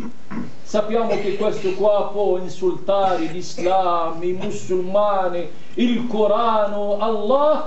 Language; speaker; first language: Italian; non-native, fluent; Arabic